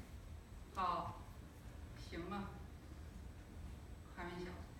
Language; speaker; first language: Chinese; native; Chinese